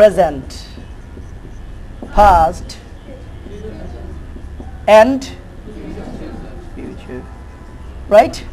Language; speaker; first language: English; non-native, fluent; Bangla